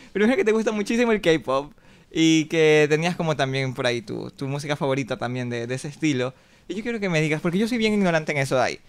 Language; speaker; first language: Spanish; native; Spanish